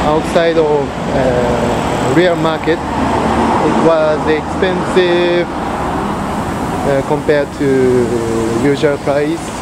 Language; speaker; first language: English; non-native, learner; Japanese